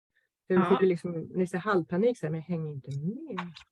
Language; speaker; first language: Swedish; native; Swedish